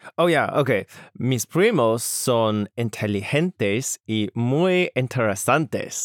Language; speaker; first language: Spanish; non-native, learner; English